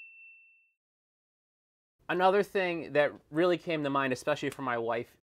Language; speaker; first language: English; native; English